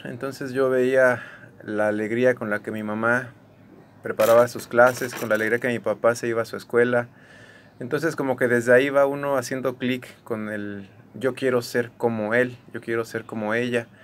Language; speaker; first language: Spanish; native; Spanish